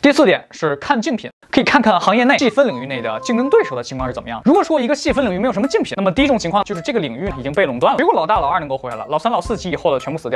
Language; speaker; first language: Chinese; native; Chinese